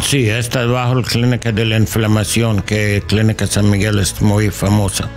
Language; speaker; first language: Spanish; non-native, learner; English